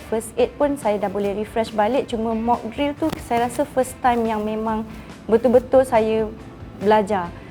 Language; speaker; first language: Malay; native; Malay